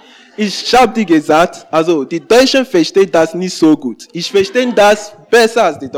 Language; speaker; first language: German; non-native, learner; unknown